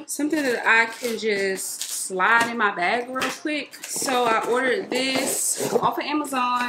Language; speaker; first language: English; native; English